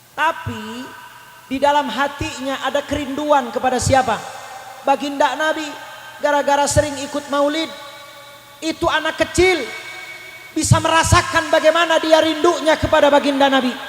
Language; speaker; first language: Indonesian; native; Indonesian